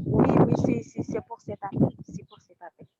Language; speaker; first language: French; non-native, local second language; Haitian Creole